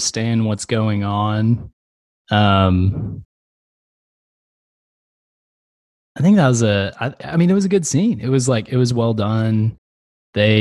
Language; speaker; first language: English; native; English